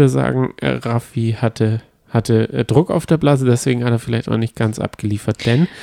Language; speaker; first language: German; native; German